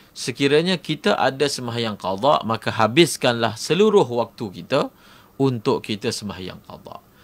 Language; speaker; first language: Malay; native; Malay